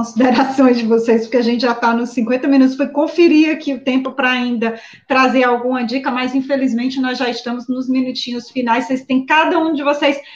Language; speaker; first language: Portuguese; native; Portuguese